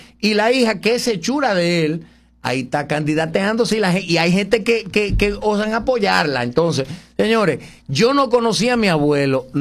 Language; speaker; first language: Spanish; early bilingual, heritage; Spanish